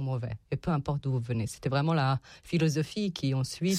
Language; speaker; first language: French; non-native, fluent; Serbian